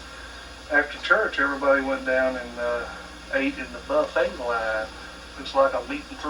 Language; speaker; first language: English; native; English